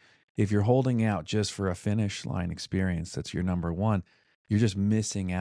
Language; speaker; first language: English; native; English